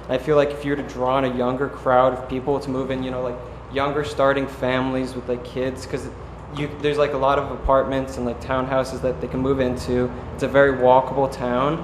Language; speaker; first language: English; native; English